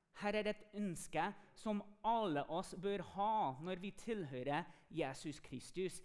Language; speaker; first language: Norwegian; non-native, fluent; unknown